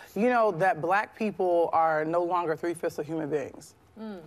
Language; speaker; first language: English; native; English